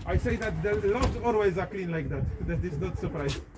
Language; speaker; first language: English; non-native, learner; Polish